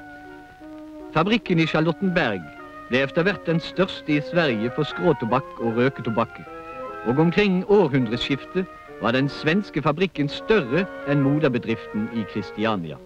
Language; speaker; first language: Norwegian; native; Norwegian